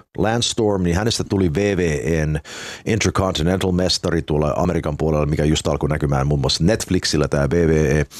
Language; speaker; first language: Finnish; early bilingual, heritage; Finnish